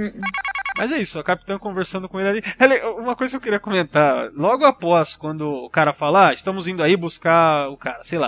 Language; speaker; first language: Portuguese; native; Portuguese